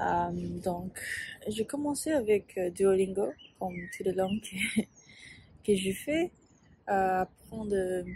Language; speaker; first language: French; non-native, learner; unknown